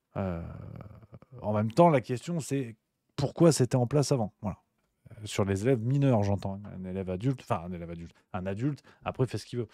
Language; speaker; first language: French; native; French